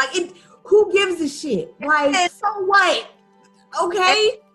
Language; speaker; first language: English; native; English